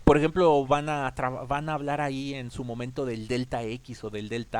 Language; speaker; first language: Spanish; native; Spanish